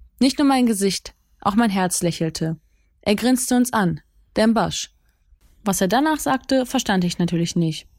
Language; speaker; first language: German; early bilingual, other home language; Kurdish